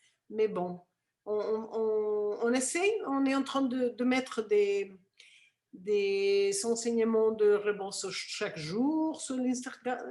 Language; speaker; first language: French; non-native, fluent; Spanish